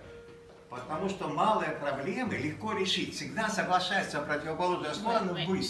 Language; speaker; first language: Russian; native; Russian